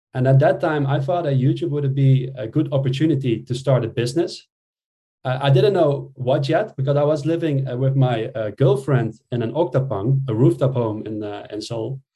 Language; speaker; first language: English; non-native, fluent; Dutch